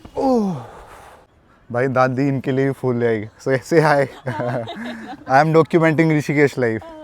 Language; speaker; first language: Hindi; native; Hindi